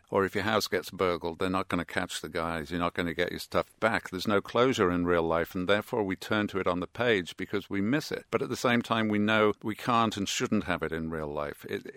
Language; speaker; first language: English; native; English